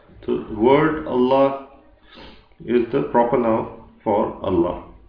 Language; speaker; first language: English; non-native, local second language; Urdu